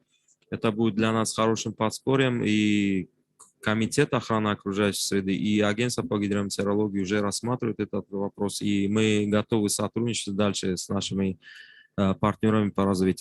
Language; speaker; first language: Russian; non-native, local second language; Tajik